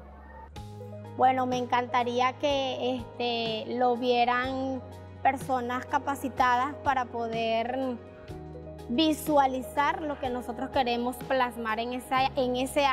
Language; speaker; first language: Spanish; native; Spanish